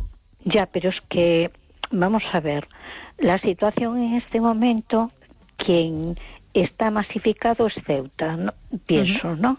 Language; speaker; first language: Spanish; native; Spanish